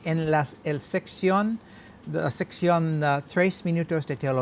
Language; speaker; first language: Spanish; non-native, learner; English